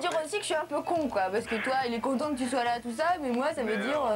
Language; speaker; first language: French; native; French